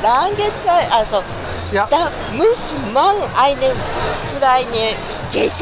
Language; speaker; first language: German; non-native, learner; Japanese